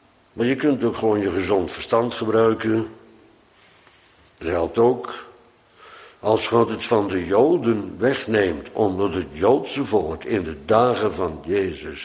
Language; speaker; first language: Dutch; native; Dutch